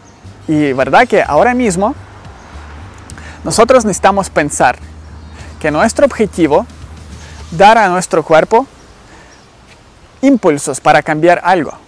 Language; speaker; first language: Spanish; non-native, learner; Ukrainian